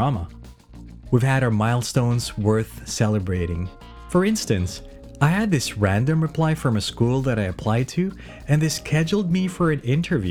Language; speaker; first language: English; non-native, local second language; Filipino